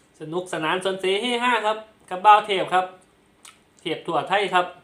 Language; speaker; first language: Thai; non-native, local second language; Lao